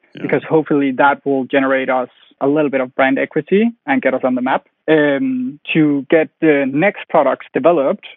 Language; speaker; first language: English; non-native, fluent; Danish